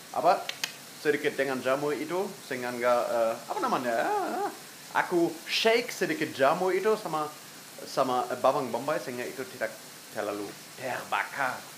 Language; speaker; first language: Indonesian; non-native, fluent; German